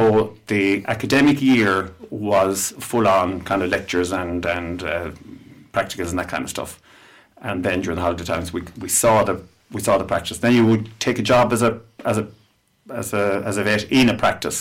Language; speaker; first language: English; native; English